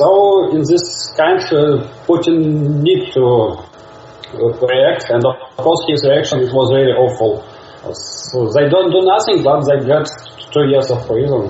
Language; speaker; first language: English; non-native, learner; Russian